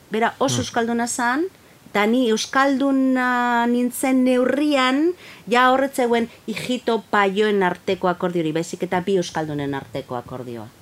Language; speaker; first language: Basque; native; Basque